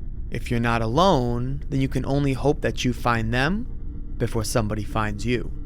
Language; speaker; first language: English; native; English